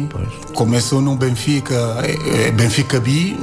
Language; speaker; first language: Portuguese; non-native, learner; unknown